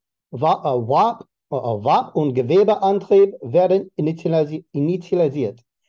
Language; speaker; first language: German; non-native, learner; English